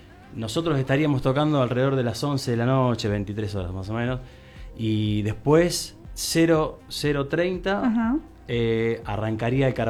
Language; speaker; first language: Spanish; native; Spanish